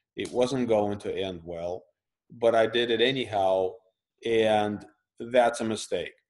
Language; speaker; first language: English; early bilingual, other home language; Russian